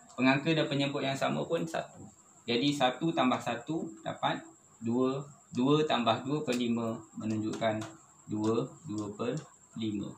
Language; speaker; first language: Malay; native; Malay